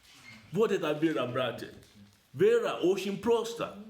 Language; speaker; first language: Russian; non-native, learner; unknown